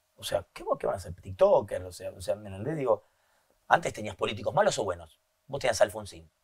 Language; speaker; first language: Spanish; native; Spanish